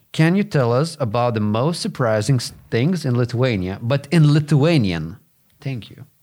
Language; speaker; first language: English; non-native, fluent; Lithuanian